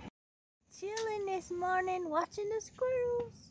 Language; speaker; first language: English; native; English